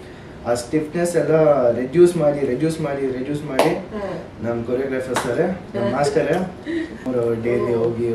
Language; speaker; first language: Kannada; early bilingual, heritage; Kannada